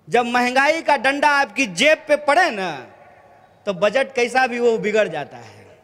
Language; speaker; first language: Hindi; native; Hindi